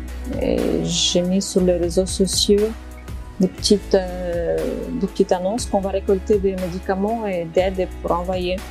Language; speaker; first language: French; non-native, fluent; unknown